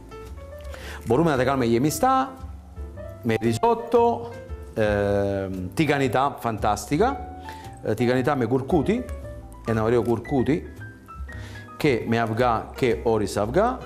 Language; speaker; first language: Greek; non-native, learner; Italian